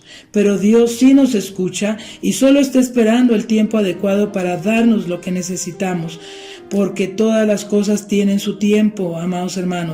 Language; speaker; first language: Spanish; native; Spanish